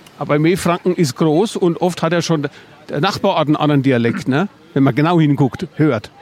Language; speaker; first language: German; native; German